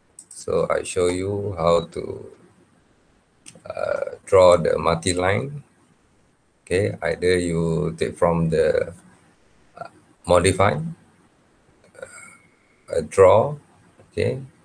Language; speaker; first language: English; non-native, local second language; Malay